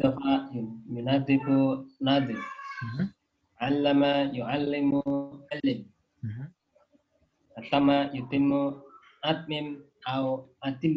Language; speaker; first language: Arabic; non-native, learner; Indonesian